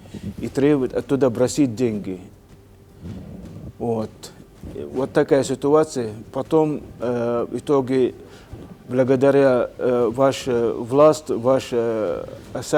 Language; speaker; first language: Russian; non-native, fluent; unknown